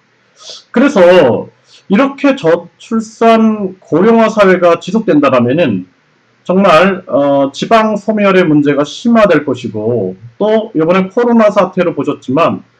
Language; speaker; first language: Korean; native; Korean